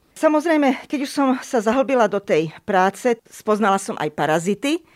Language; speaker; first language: Slovak; native; Slovak